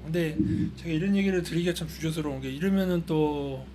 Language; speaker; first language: Korean; native; Korean